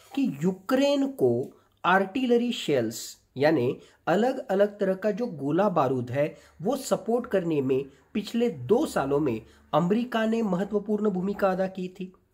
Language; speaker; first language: Hindi; non-native, local second language; Marathi